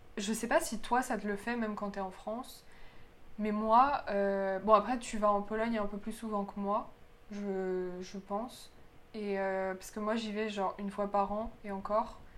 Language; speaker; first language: French; early bilingual, other home language; Polish